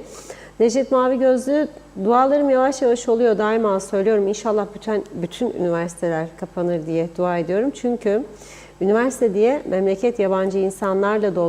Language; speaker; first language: Turkish; native; Turkish